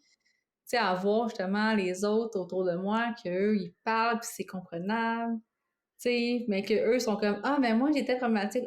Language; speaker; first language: French; native; French